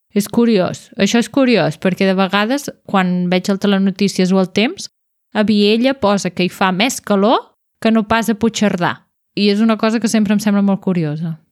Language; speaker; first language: Catalan; native; Catalan